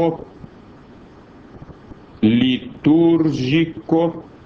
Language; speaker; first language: Portuguese; native; Portuguese